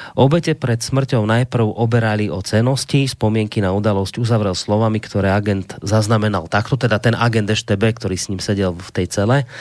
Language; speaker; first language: Slovak; native; Slovak